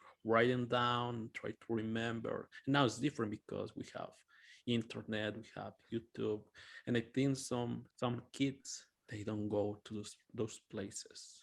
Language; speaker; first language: English; non-native, fluent; Spanish